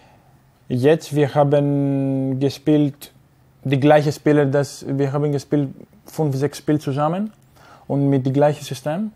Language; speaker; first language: German; non-native, learner; Greek